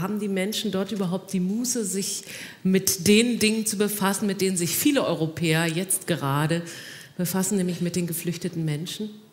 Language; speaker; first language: German; native; German